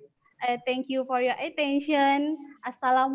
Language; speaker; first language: English; non-native, learner; Indonesian